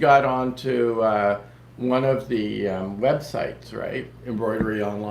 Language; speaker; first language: English; native; English